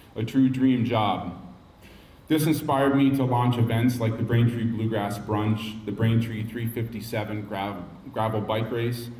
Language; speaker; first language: English; native; English